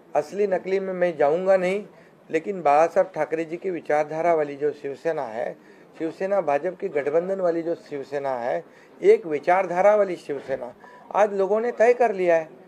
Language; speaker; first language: Hindi; non-native, local second language; Marathi